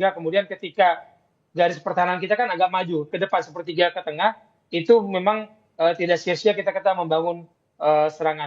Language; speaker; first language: Indonesian; native; Indonesian